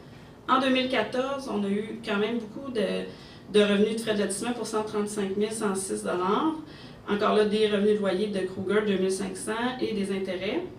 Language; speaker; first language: French; native; French